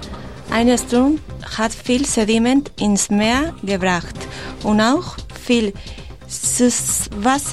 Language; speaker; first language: German; non-native, learner; Spanish